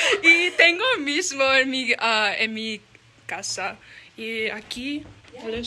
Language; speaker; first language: Spanish; non-native, learner; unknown